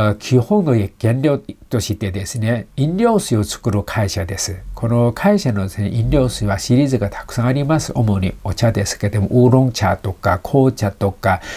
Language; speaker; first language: Japanese; non-native, fluent; Chinese